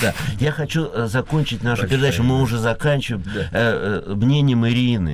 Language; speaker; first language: Russian; native; Russian